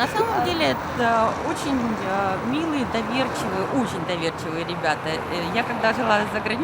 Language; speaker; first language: Russian; native; Russian